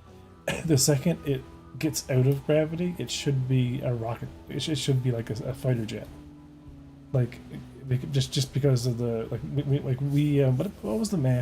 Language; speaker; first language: English; native; English